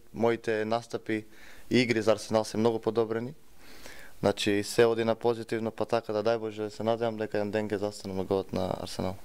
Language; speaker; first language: Macedonian; native; Macedonian